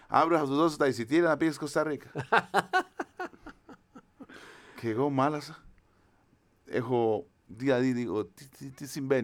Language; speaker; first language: Greek; non-native, learner; Spanish